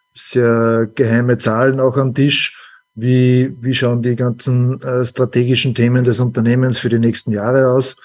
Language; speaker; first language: German; native; German